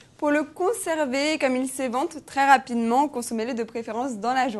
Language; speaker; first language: French; native; French